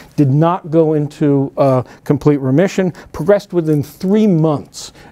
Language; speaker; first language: English; native; English